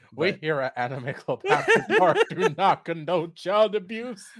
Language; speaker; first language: English; non-native, local second language; Sinhala